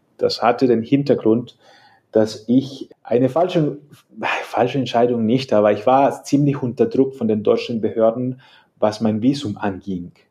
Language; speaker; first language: German; non-native, fluent; Spanish